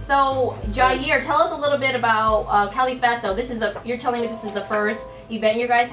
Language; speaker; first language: English; native; English